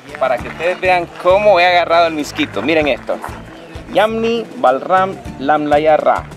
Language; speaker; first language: Spanish; native; Spanish